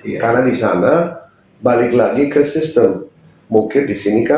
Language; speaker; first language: Indonesian; non-native, fluent; English